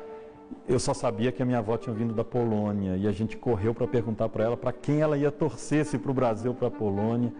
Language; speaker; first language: Portuguese; native; Portuguese